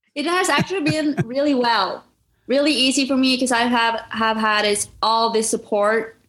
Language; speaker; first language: English; non-native, fluent; Norwegian